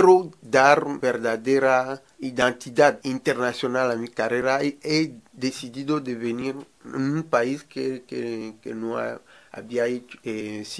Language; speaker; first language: Spanish; non-native, learner; Ewe